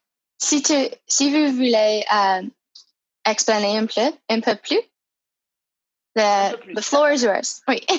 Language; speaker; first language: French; non-native, fluent; English